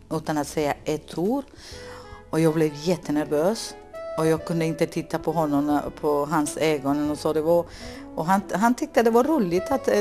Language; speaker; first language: Swedish; non-native, fluent; Spanish